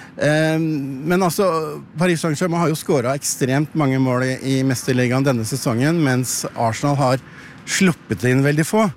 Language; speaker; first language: Norwegian; native; Norwegian